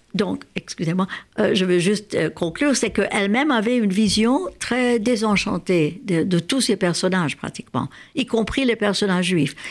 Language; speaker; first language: French; non-native, fluent; Hungarian